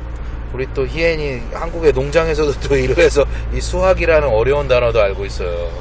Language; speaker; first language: Korean; native; Korean